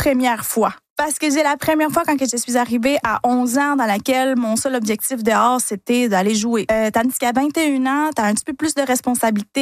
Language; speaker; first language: French; non-native, fluent; Spanish